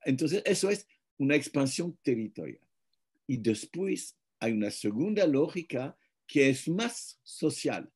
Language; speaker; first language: Spanish; non-native, fluent; French